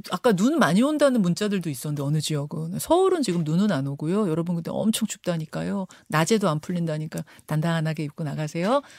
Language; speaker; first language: Korean; native; Korean